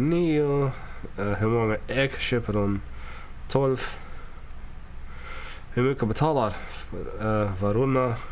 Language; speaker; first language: Swedish; non-native, learner; English